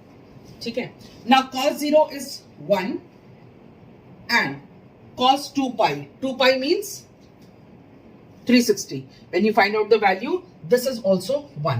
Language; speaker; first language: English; non-native, local second language; Hindi